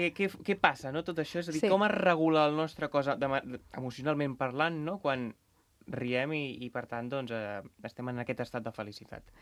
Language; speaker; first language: Catalan; native; Catalan